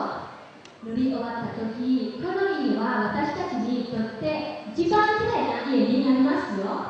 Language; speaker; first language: Japanese; non-native, learner; Lao